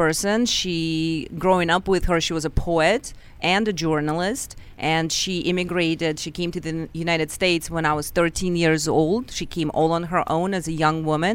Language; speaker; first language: English; non-native, fluent; Russian